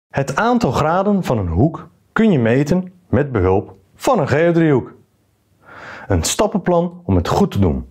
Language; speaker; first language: Dutch; native; Dutch